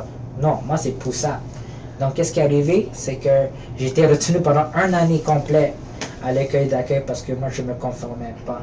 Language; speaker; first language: French; early bilingual, other home language; Filipino